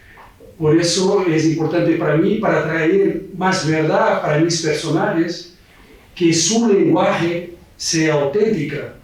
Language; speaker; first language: Spanish; non-native, fluent; Portuguese